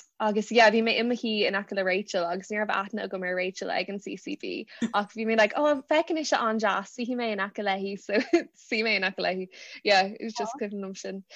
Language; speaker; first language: Irish; non-native, local second language; English